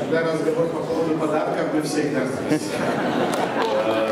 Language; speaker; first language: Russian; non-native, fluent; Polish